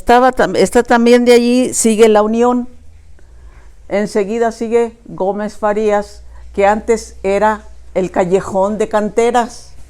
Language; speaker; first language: Spanish; native; Spanish